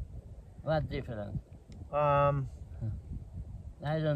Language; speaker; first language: English; non-native, learner; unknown